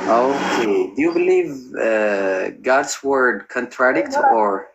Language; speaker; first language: English; non-native, fluent; Amharic